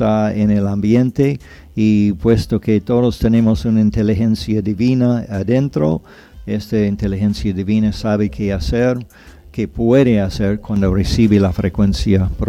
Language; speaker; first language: Spanish; non-native, fluent; English